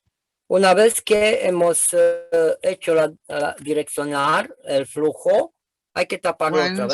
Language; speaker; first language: Spanish; non-native, fluent; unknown